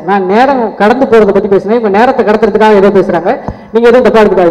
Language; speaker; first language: Tamil; native; Tamil